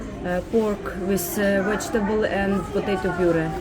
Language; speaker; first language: English; non-native, learner; Russian